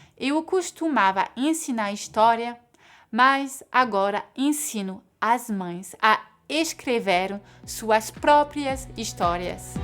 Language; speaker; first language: Portuguese; non-native, fluent; French